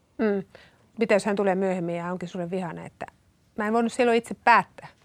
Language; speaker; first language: Finnish; native; Finnish